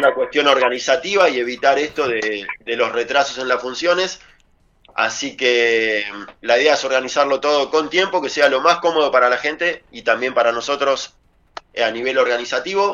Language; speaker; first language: Spanish; native; Spanish